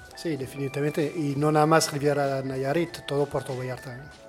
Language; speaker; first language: Spanish; non-native, fluent; French